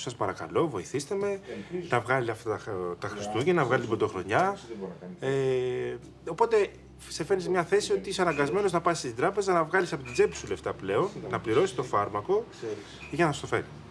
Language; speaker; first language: Greek; native; Greek